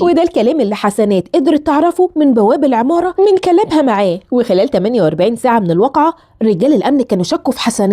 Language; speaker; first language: Arabic; native; Arabic